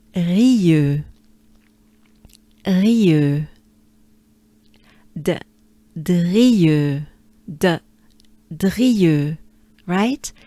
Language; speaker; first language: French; native; French